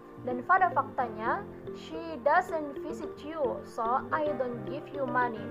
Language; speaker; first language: English; non-native, learner; Indonesian